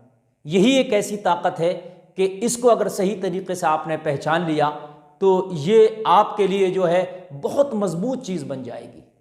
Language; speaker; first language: Urdu; native; Urdu